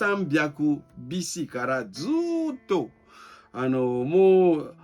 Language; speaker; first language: Japanese; non-native, fluent; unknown